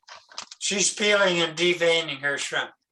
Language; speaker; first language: English; native; English